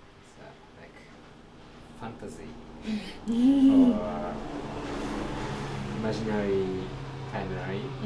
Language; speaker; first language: English; non-native, learner; Japanese